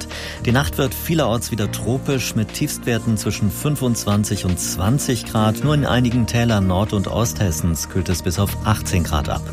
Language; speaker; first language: German; native; German